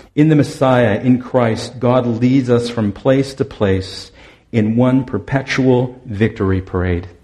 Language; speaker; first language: English; native; English